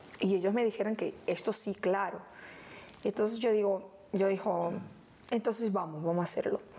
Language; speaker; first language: Spanish; non-native, fluent; Portuguese